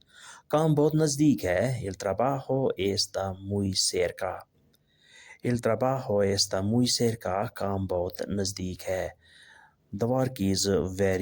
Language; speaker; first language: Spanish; non-native, learner; Urdu